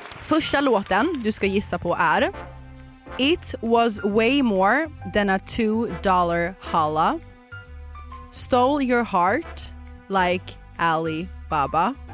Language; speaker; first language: Swedish; native; Swedish